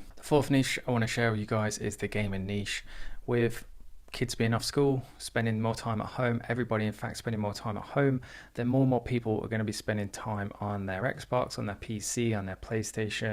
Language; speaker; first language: English; native; English